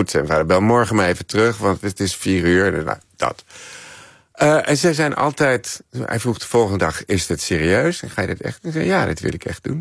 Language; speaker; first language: Dutch; native; Dutch